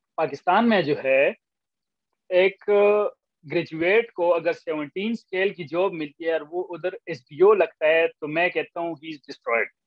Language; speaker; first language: Urdu; non-native, local second language; Pashto